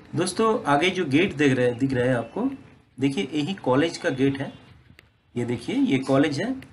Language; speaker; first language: Hindi; non-native, local second language; Bangla